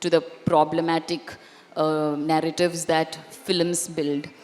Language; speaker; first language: English; non-native, local second language; Malayalam